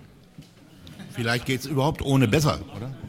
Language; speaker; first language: German; native; German